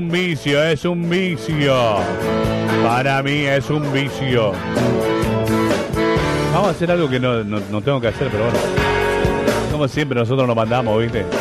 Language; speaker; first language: Spanish; native; Spanish